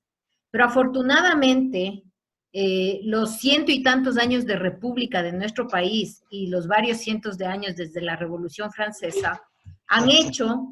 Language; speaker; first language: Spanish; native; Spanish